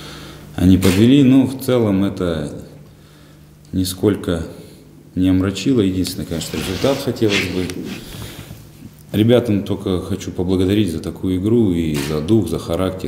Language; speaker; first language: Russian; native; Russian